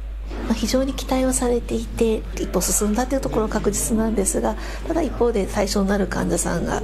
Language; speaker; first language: Japanese; native; Japanese